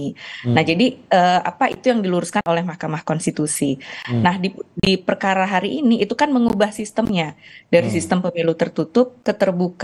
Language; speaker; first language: Indonesian; native; Indonesian